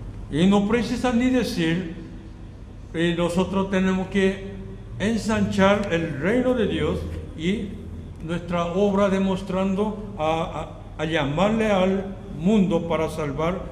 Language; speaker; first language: Spanish; non-native, fluent; Korean